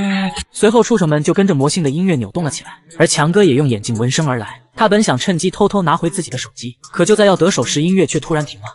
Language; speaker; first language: Chinese; native; Chinese